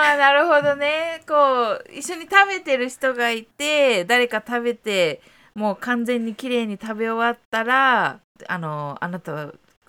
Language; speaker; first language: Japanese; native; Japanese